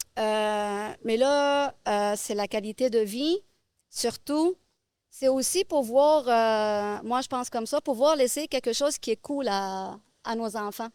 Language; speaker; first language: French; non-native, local second language; Arabic